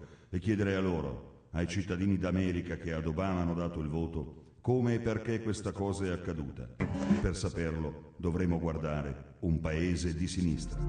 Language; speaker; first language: Italian; native; Italian